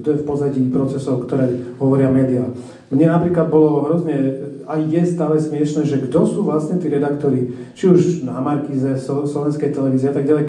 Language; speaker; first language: Slovak; native; Slovak